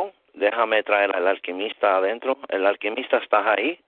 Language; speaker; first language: Spanish; early bilingual, heritage; Spanish